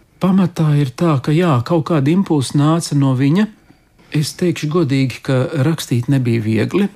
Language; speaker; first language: Latvian; native; Latvian